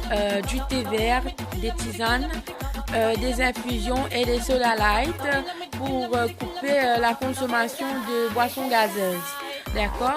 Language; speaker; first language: French; native; French